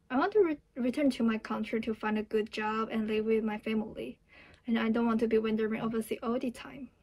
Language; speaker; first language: English; non-native, fluent; Chinese